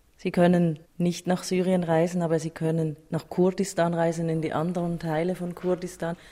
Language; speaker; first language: German; native; German